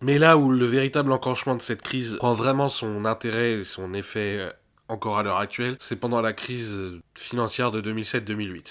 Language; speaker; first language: French; native; French